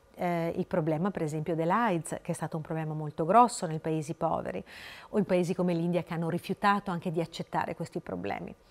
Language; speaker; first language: Italian; native; Italian